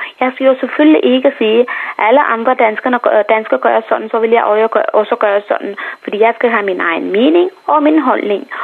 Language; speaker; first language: Danish; non-native, fluent; Tamil